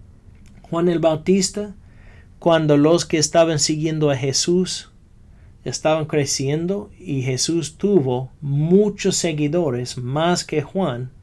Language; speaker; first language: Spanish; non-native, fluent; English